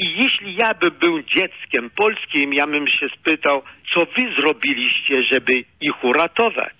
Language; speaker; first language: Polish; early bilingual, heritage; Polish